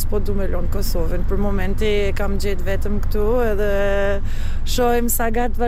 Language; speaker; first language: Albanian; non-native, learner; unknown